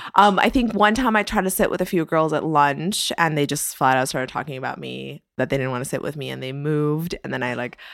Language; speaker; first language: English; early bilingual, other home language; Persian